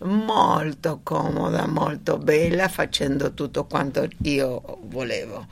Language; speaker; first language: Italian; non-native, fluent; Spanish